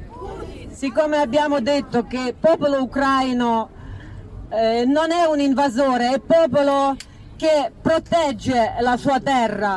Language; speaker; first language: Italian; non-native, fluent; Ukrainian